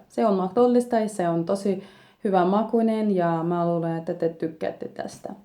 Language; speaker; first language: Finnish; non-native, learner; Russian